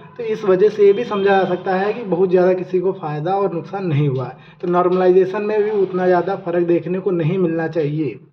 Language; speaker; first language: Hindi; native; Hindi